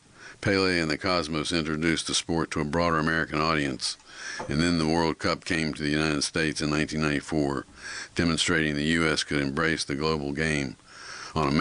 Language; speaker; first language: English; native; English